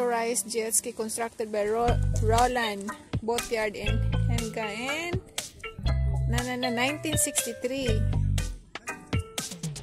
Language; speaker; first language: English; non-native, local second language; Cebuano